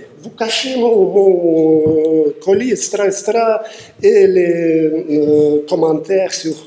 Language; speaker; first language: French; non-native, fluent; Russian